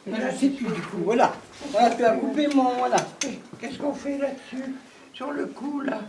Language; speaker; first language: French; native; French